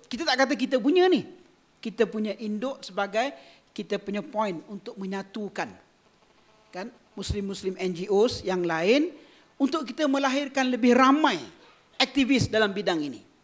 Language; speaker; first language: Malay; native; Malay